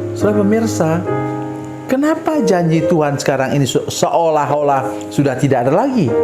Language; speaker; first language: Indonesian; non-native, local second language; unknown